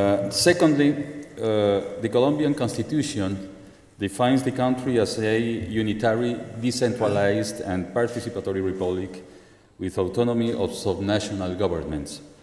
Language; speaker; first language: English; non-native, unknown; Spanish